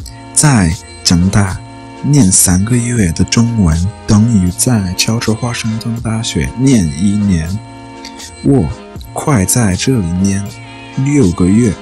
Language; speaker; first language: Chinese; non-native, learner; English